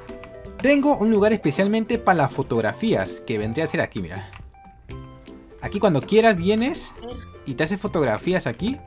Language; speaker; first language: Spanish; native; Spanish